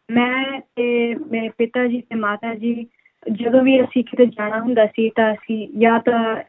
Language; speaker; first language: Punjabi; early bilingual, heritage; Punjabi